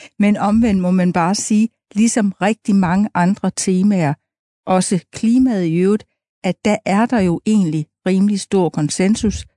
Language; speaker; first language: Danish; native; Danish